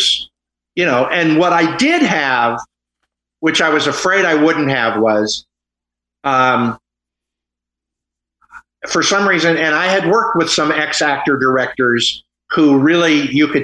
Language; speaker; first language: English; native; English